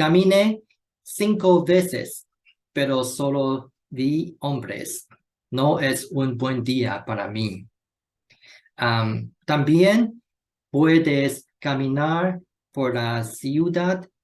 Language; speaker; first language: Spanish; non-native, learner; Chinese